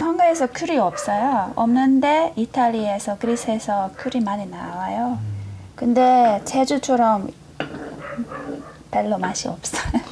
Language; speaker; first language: Korean; non-native, learner; Hungarian